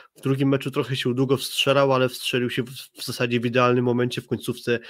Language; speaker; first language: Polish; native; Polish